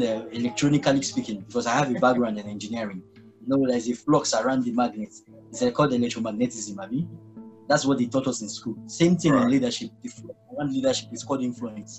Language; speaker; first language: English; non-native, local second language; Yoruba